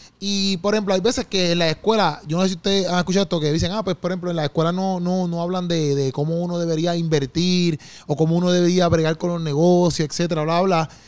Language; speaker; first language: Spanish; native; Spanish